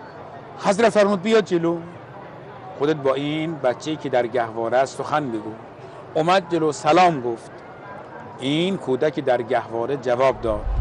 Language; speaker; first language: Persian; native; Persian